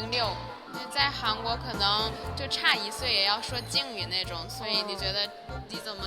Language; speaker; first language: Chinese; non-native, fluent; Korean